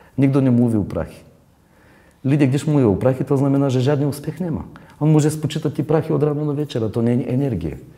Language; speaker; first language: Czech; non-native, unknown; Bulgarian